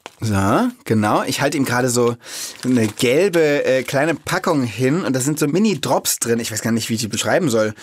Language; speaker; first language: German; native; German